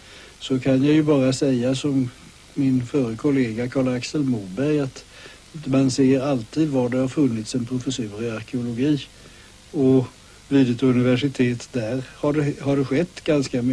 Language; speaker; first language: Swedish; native; Swedish